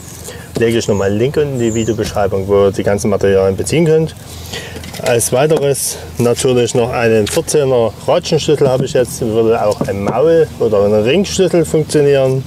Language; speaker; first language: German; native; German